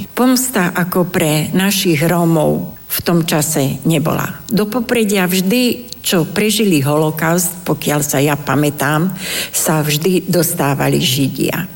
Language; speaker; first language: Slovak; non-native, local second language; Romany